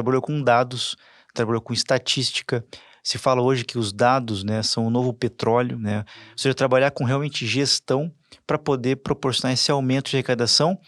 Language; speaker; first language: Portuguese; native; Portuguese